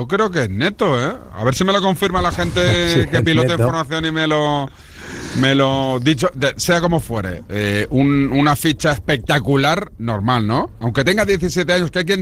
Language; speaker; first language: Spanish; native; Spanish